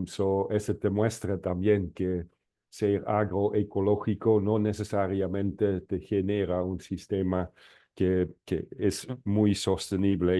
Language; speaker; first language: Spanish; non-native, fluent; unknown